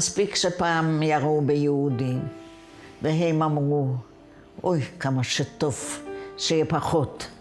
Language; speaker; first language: Hebrew; non-native, fluent; Yiddish